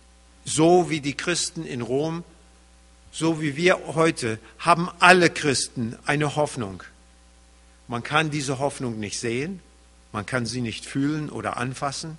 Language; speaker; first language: German; early bilingual, heritage; German